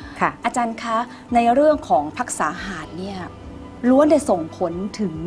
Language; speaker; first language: Thai; native; Thai